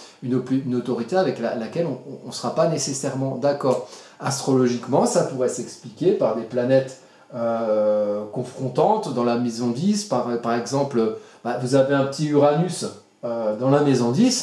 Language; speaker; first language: French; native; French